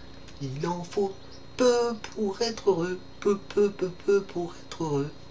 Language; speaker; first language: French; native; French